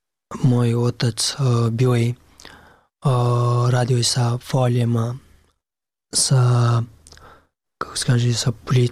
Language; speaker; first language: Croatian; non-native, learner; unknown